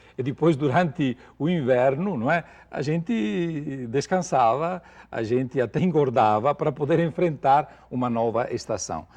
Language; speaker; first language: Portuguese; non-native, fluent; Italian